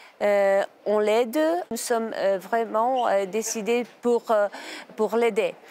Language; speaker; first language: French; non-native, learner; Czech